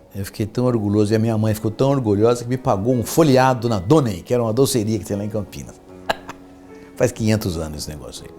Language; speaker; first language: Portuguese; native; Portuguese